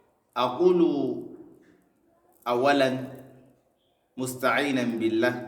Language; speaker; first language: Arabic; non-native, fluent; Hausa